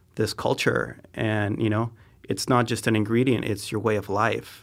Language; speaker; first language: English; non-native, fluent; Spanish